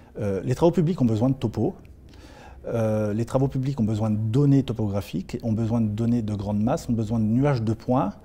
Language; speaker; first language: French; native; French